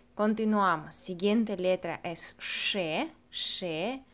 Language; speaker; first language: Spanish; non-native, fluent; Russian